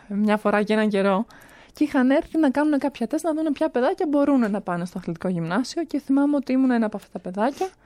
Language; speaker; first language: Greek; early bilingual, other home language; Romanian